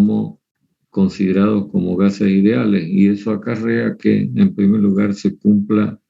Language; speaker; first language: Spanish; native; Spanish